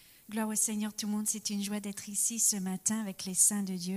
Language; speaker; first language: French; early bilingual, other home language; English